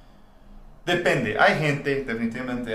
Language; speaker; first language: Spanish; non-native, fluent; English